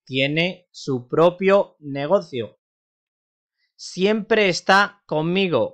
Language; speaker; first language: Spanish; non-native, fluent; Urdu